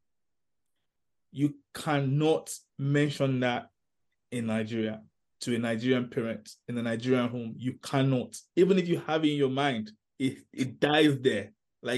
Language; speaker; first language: English; non-native, local second language; Yoruba